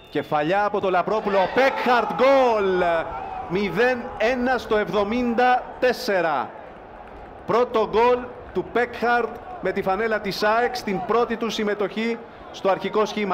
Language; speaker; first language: Greek; native; Greek